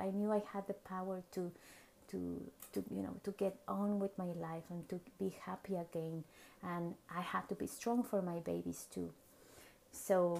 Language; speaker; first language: English; non-native, fluent; Spanish